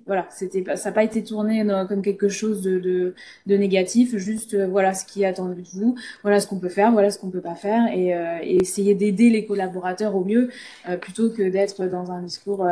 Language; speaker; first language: French; native; French